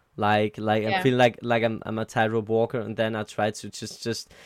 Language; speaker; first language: English; non-native, fluent; German